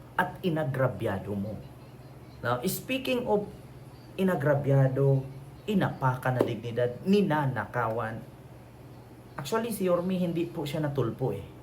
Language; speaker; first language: Filipino; native; Filipino